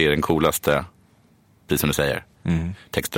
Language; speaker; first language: Swedish; native; Swedish